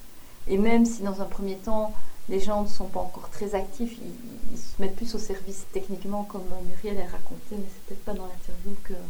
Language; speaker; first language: French; native; French